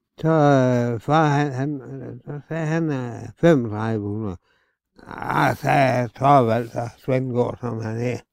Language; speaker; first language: Danish; native; Danish